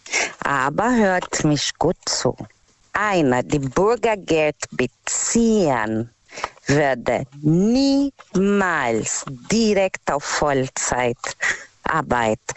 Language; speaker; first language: German; non-native, learner; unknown